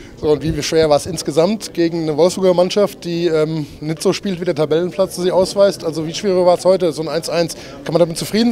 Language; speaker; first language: German; native; German